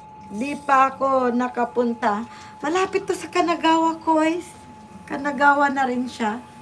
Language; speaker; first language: Filipino; non-native, local second language; Cebuano